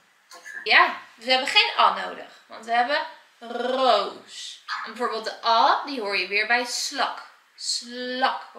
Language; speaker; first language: Dutch; native; Dutch